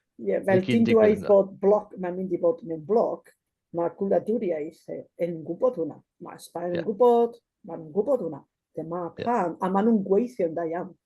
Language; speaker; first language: Welsh; non-native, fluent; Basque